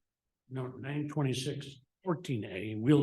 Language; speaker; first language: English; native; English